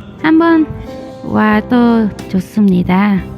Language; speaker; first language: Korean; non-native, learner; Vietnamese